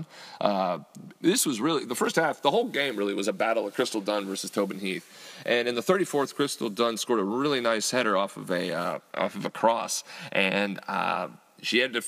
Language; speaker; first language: English; native; English